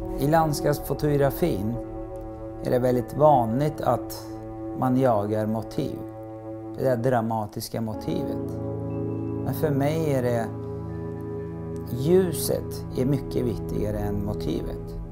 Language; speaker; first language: Swedish; non-native, fluent; Turkish